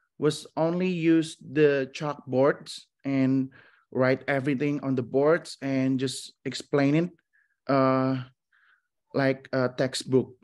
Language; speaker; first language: English; non-native, fluent; Indonesian